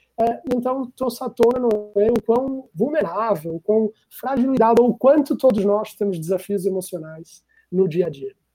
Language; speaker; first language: Portuguese; native; Portuguese